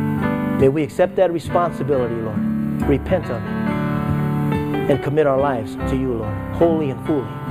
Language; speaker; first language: English; native; English